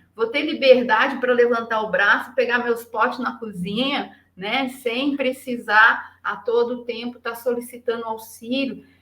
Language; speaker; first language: Portuguese; native; Portuguese